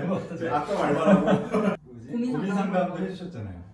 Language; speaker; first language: Korean; native; Korean